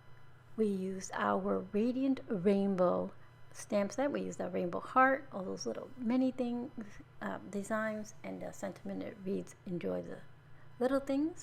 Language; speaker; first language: English; native; English